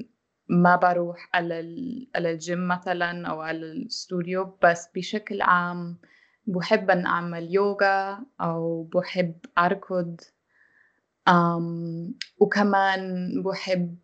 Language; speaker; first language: Arabic; non-native, learner; German